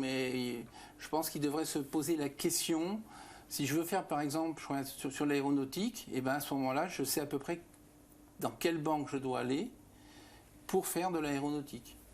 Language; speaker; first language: French; native; French